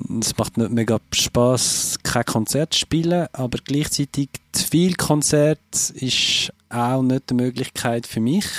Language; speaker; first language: German; non-native, fluent; French